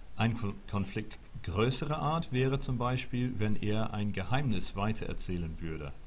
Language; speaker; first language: German; non-native, fluent; English